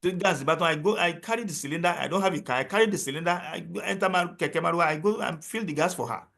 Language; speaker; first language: English; non-native, local second language; Yoruba